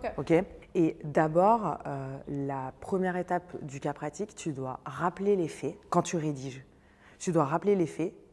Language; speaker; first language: French; native; French